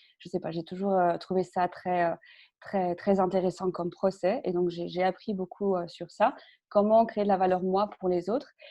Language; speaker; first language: French; early bilingual, other home language; Spanish